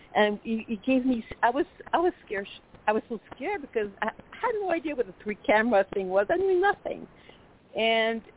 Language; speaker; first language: English; non-native, fluent; French